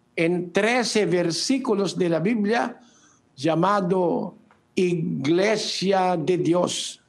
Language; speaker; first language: Spanish; non-native, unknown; Filipino